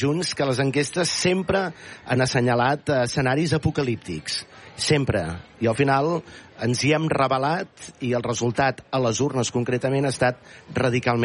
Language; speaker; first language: Catalan; native; Catalan